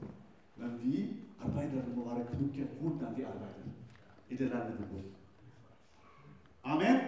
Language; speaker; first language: Norwegian; non-native, fluent; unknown